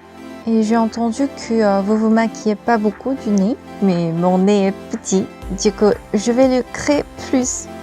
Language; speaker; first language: French; non-native, learner; Korean